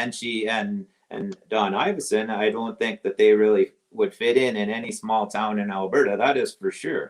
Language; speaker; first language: English; native; English